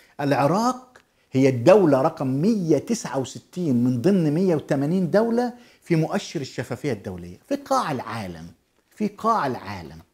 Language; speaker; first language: Arabic; native; Arabic